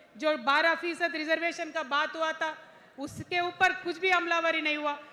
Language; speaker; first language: Hindi; non-native, local second language; Telugu